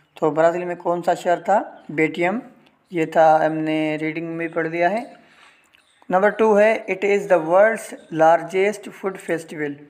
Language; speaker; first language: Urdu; non-native, local second language; Sindhi